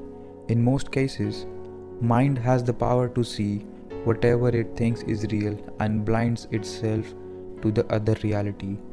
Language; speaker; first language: English; non-native, local second language; Hindi